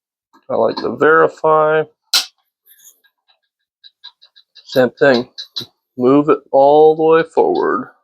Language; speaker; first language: English; native; English